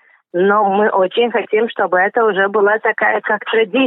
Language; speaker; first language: Russian; non-native, local second language; Latvian